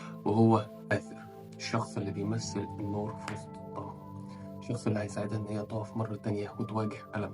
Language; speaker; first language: Arabic; native; Arabic